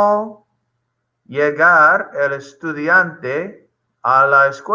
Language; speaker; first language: Spanish; non-native, fluent; English